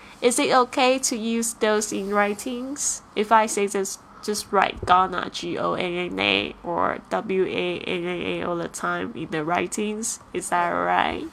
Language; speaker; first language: English; non-native, fluent; Chinese